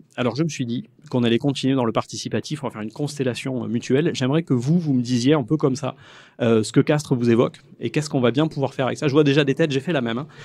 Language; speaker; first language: French; native; French